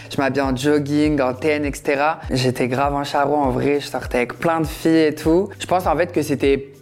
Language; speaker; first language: French; native; French